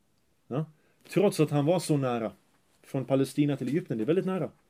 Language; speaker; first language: Swedish; early bilingual, other home language; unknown